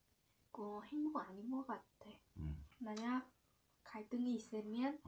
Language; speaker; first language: Korean; non-native, learner; Vietnamese